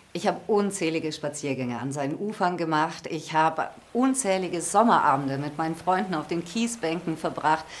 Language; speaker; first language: German; early bilingual, other home language; Croatian